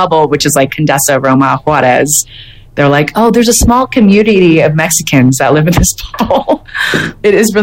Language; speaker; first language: English; native; English